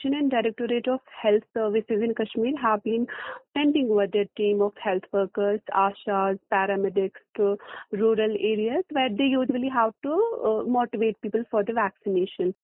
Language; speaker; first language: English; non-native, local second language; Kashmiri